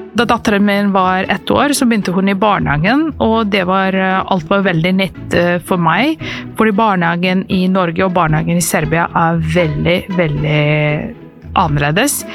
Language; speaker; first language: Norwegian; non-native, fluent; Serbian